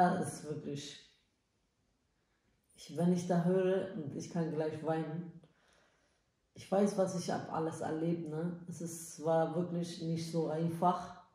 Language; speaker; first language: German; non-native, learner; Turkish